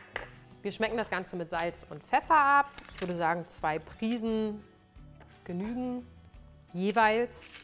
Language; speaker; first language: German; native; German